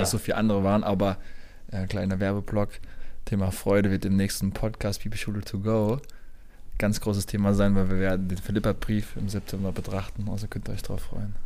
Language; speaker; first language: German; native; German